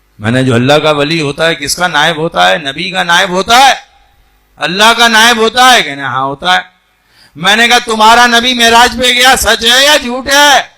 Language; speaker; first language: Urdu; non-native, local second language; Sindhi